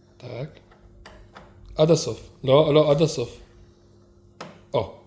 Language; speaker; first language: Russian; early bilingual, heritage; Russian